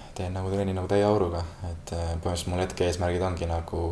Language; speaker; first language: Estonian; native; Estonian